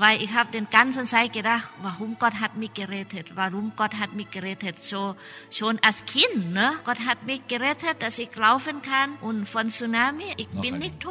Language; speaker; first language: German; non-native, learner; Thai